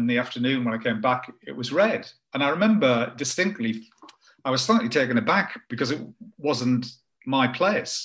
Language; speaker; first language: English; native; English